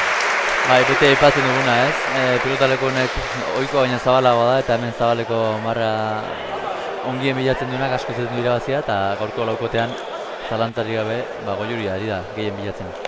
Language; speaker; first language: Basque; native; Basque